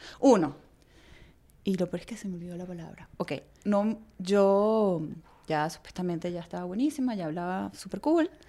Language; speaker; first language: Spanish; native; Spanish